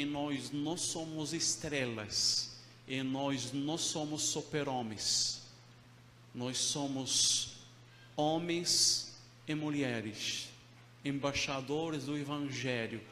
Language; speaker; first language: Portuguese; non-native, fluent; Arabic